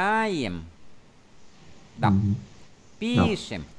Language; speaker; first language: Russian; non-native, fluent; Vietnamese